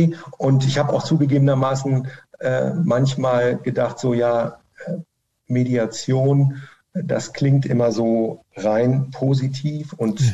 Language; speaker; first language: German; native; German